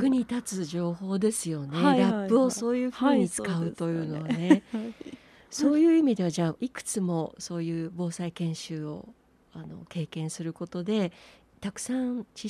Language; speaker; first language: Japanese; native; Japanese